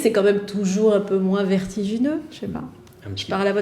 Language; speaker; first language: French; native; French